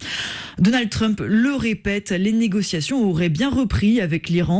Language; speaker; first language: French; native; French